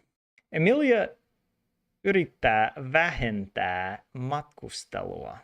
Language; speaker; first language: Finnish; non-native, learner; English